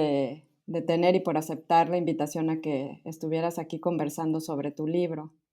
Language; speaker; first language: Spanish; native; Spanish